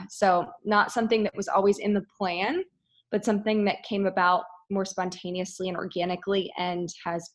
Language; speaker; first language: English; native; English